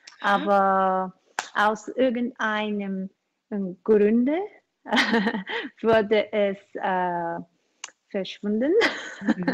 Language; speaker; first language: German; non-native, learner; Korean